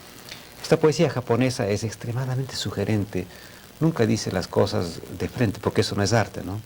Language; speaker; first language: Spanish; native; Spanish